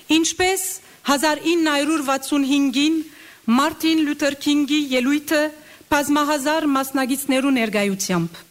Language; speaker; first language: Armenian; native; Armenian